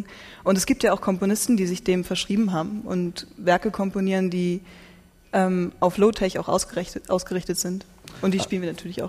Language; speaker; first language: German; native; German